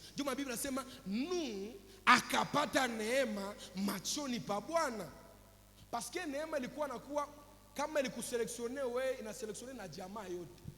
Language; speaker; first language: Swahili; native; Swahili